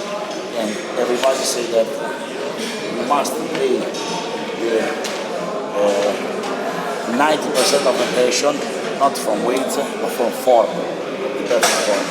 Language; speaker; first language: English; non-native, learner; Italian